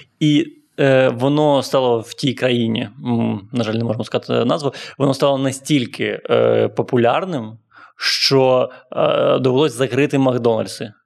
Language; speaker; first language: Ukrainian; non-native, local second language; Russian